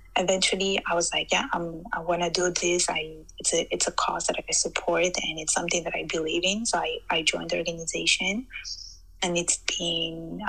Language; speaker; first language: English; early bilingual, heritage; Italian